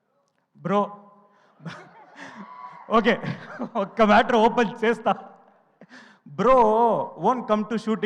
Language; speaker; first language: Telugu; non-native, learner; Tamil